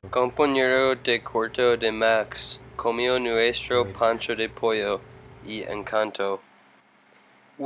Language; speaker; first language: Spanish; non-native, learner; English